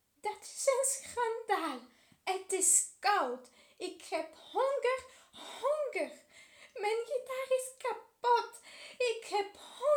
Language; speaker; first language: Dutch; non-native, learner; French